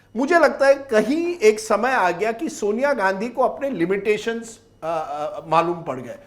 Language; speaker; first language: Hindi; native; Hindi